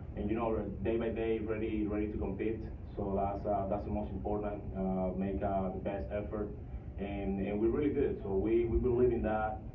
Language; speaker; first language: English; non-native, fluent; Spanish